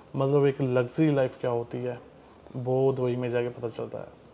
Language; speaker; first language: Hindi; non-native, local second language; Punjabi